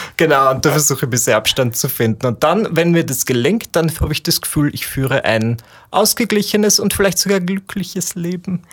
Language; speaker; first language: German; native; German